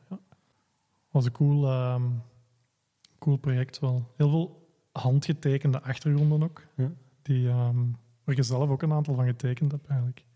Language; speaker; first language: Dutch; native; Dutch